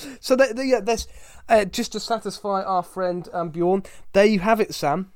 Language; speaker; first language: English; native; English